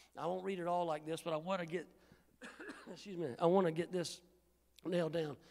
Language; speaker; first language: English; native; English